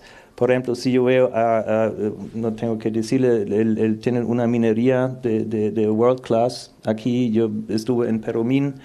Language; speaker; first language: Spanish; non-native, fluent; German